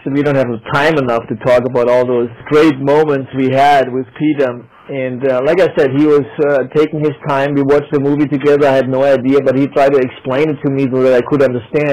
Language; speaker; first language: English; non-native, fluent; German